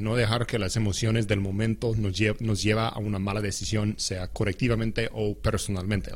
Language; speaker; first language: Spanish; non-native, fluent; English